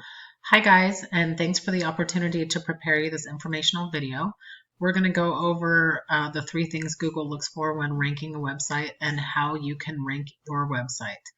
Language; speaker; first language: English; native; English